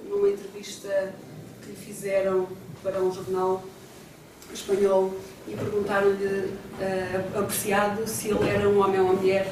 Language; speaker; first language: Portuguese; native; Portuguese